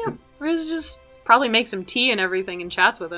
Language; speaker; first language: English; native; English